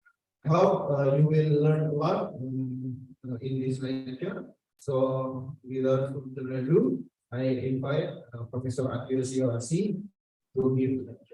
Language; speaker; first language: English; non-native, learner; Indonesian